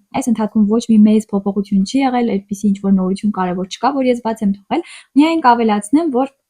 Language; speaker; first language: Armenian; native; Armenian